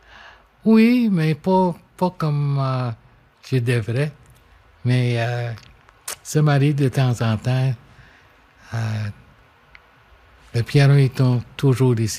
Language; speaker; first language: French; non-native, local second language; English